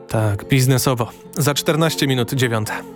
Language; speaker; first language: Polish; native; Polish